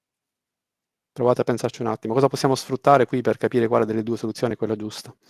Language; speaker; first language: Italian; native; Italian